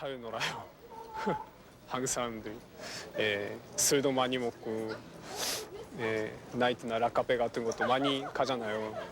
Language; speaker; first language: Korean; non-native, fluent; Japanese